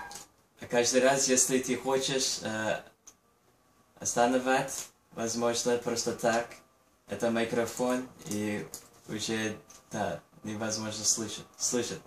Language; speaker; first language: Russian; non-native, learner; Chinese